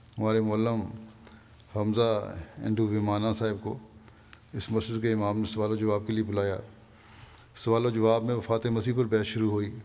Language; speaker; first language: Urdu; native; Urdu